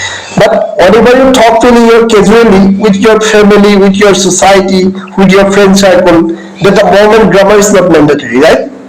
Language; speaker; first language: English; non-native, learner; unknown